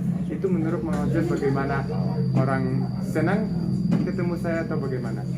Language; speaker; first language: Indonesian; non-native, fluent; Serbian